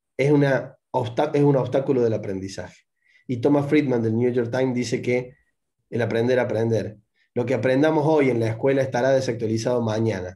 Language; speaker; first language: Spanish; native; Spanish